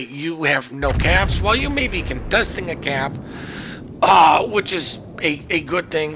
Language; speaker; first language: English; native; English